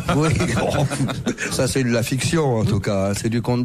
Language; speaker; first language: French; native; French